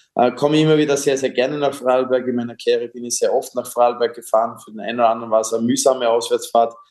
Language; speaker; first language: German; native; German